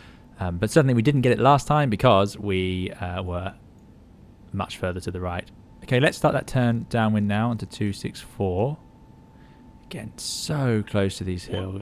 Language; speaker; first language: English; native; English